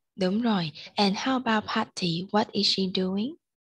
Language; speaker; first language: English; non-native, fluent; Vietnamese